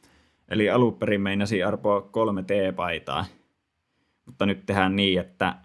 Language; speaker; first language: Finnish; native; Finnish